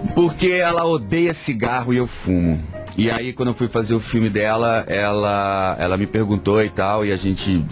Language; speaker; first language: Portuguese; native; Portuguese